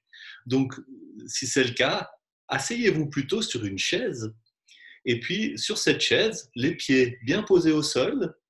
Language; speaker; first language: French; native; French